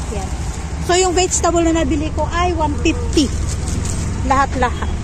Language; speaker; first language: Filipino; native; Filipino